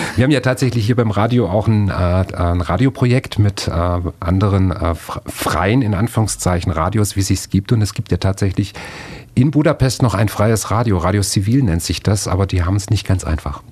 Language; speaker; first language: German; native; German